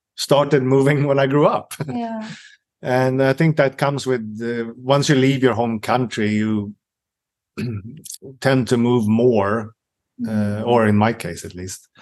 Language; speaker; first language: English; non-native, fluent; Swedish